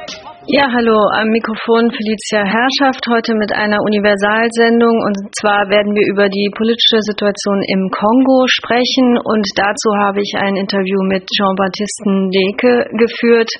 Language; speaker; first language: German; native; German